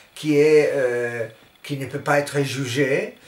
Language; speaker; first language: French; non-native, fluent; Spanish